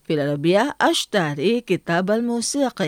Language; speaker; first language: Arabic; non-native, learner; Indonesian